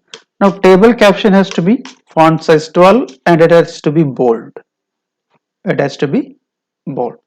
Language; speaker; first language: English; non-native, local second language; Kannada